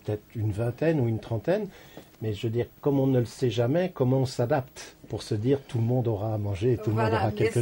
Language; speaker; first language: French; native; French